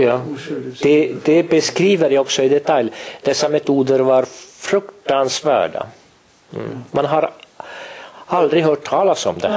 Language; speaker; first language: Swedish; non-native, fluent; Estonian